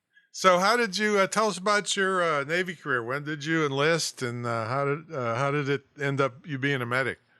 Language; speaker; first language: English; native; English